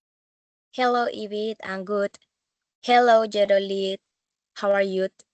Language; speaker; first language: English; non-native, learner; Spanish